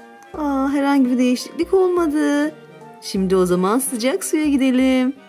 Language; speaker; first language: Turkish; native; Turkish